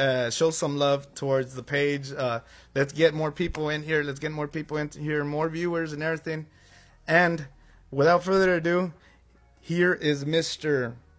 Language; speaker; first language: English; early bilingual, other home language; Spanish